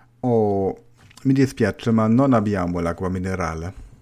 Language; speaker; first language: Italian; non-native, learner; German